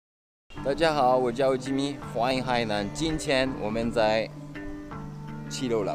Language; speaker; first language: Chinese; non-native, fluent; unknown